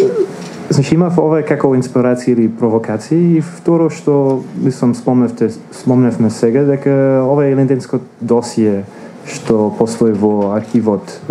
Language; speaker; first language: Macedonian; non-native, fluent; English